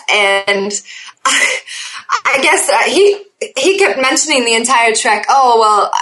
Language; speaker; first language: English; native; English